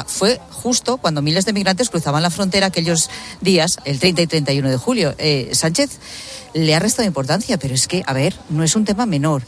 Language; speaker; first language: Spanish; native; Spanish